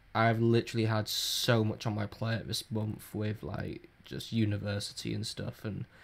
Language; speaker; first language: English; native; English